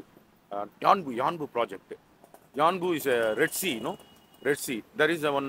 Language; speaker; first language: English; non-native, learner; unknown